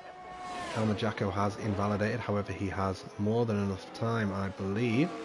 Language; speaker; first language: English; native; English